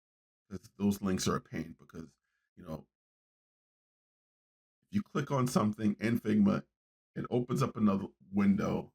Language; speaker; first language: English; native; English